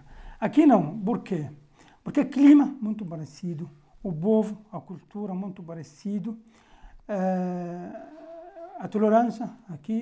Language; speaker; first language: Portuguese; non-native, fluent; Arabic